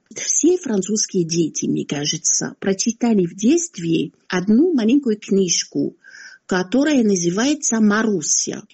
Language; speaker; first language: Russian; non-native, fluent; French